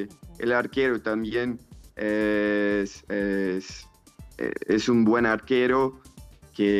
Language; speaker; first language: Spanish; non-native, fluent; Portuguese